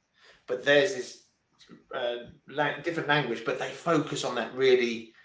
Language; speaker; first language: English; native; English